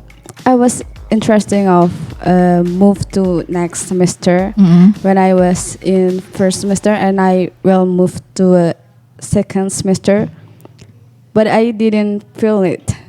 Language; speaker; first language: English; non-native, learner; Indonesian